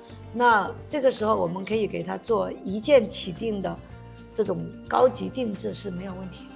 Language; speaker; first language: Chinese; native; Chinese